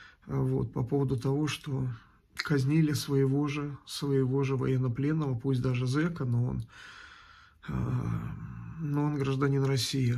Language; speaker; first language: Russian; native; Russian